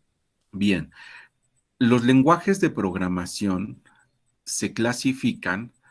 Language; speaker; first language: Spanish; native; Spanish